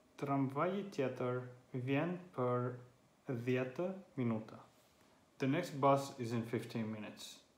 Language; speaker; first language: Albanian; non-native, learner; Finnish